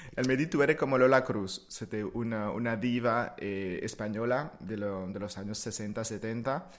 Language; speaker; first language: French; non-native, fluent; Spanish